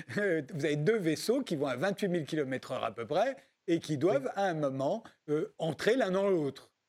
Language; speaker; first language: French; native; French